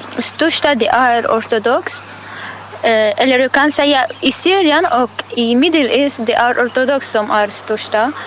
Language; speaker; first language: Swedish; non-native, learner; Arabic